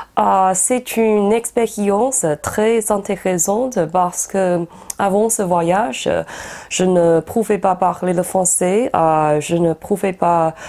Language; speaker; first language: French; non-native, fluent; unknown